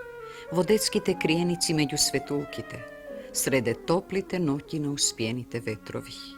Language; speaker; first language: Macedonian; native; Macedonian